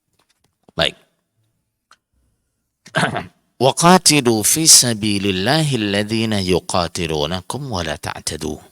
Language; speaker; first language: Arabic; non-native, fluent; Indonesian